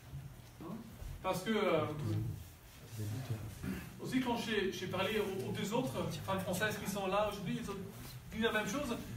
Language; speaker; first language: French; non-native, learner; German